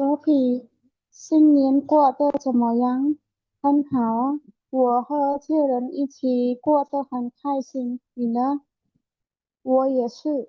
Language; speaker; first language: Chinese; non-native, learner; Khmer